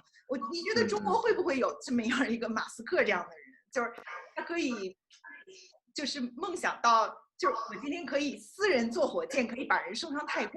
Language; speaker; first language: Chinese; native; Chinese